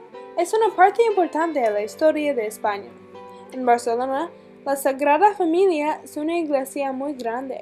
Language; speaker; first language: Spanish; non-native, learner; English